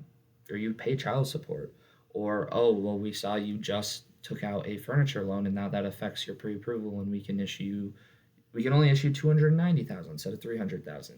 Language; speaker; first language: English; native; English